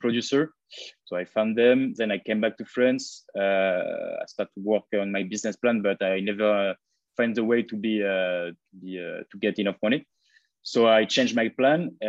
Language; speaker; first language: English; non-native, fluent; French